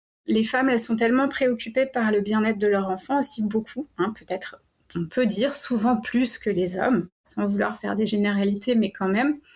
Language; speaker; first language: French; native; French